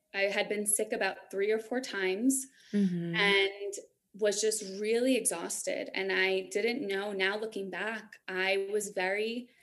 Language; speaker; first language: English; native; English